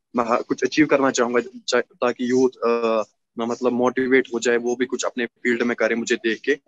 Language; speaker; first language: Hindi; native; Hindi